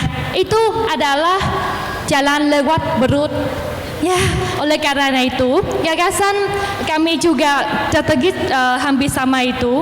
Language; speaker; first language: Indonesian; non-native, learner; Vietnamese